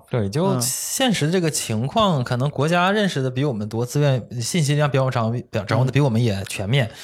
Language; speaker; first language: Chinese; native; Chinese